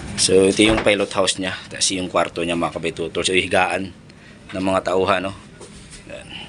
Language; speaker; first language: Filipino; non-native, local second language; Cebuano